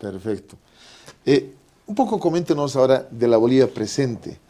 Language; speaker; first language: Spanish; native; Spanish